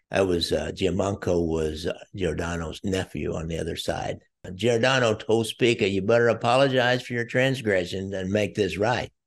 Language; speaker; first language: English; native; English